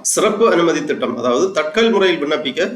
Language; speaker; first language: Tamil; native; Tamil